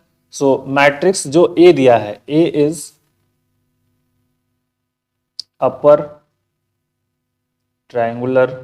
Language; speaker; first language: Hindi; native; Hindi